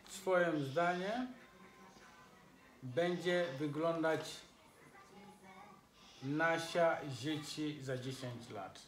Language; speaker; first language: Polish; non-native, learner; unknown